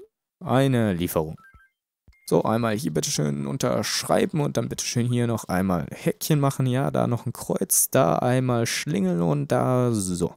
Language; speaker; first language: German; native; German